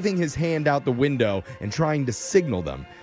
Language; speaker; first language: English; native; English